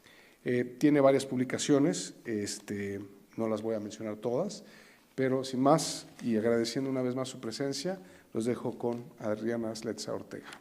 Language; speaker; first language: Spanish; native; Spanish